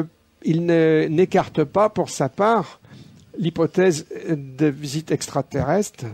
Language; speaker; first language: French; native; French